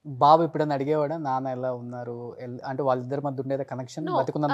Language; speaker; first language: Telugu; native; Telugu